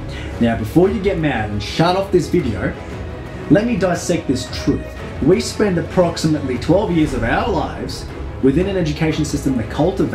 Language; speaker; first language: English; native; English